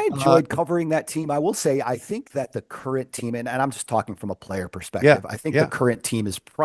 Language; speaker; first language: English; native; English